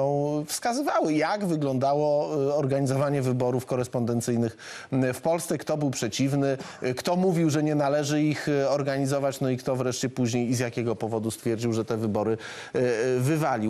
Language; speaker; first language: Polish; native; Polish